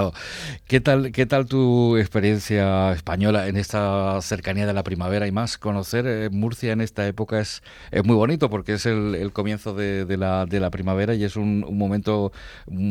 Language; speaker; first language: Spanish; native; Spanish